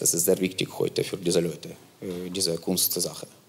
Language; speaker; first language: German; non-native, learner; Ukrainian